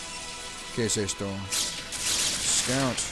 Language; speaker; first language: Spanish; non-native, learner; English